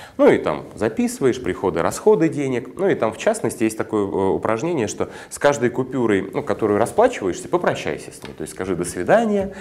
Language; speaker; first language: Russian; native; Russian